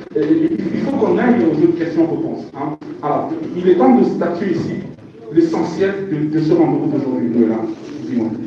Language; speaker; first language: French; non-native, local second language; Lingala